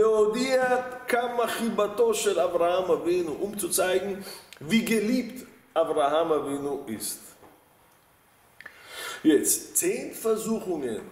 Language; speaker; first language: German; non-native, fluent; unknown